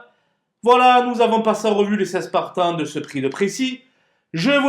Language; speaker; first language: French; native; French